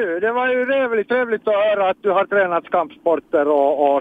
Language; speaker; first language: Swedish; non-native, fluent; Finnish